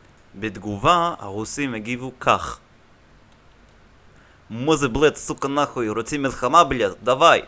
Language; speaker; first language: Hebrew; native; Hebrew